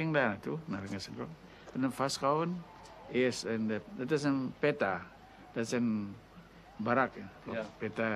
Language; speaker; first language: Dutch; non-native, local second language; Indonesian